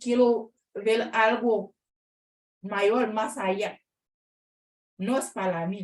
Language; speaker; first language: Spanish; non-native, learner; Haitian Creole